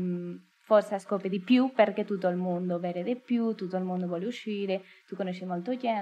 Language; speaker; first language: Italian; non-native, learner; Spanish